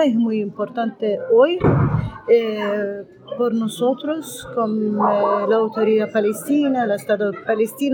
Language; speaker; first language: Spanish; non-native, learner; Arabic